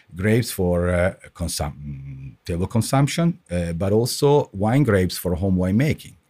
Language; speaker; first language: English; non-native, fluent; Italian